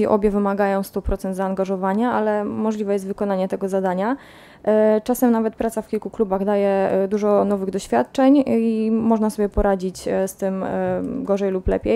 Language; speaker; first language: Polish; native; Polish